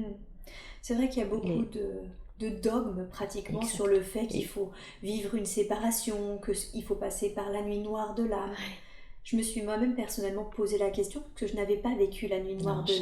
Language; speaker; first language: French; native; French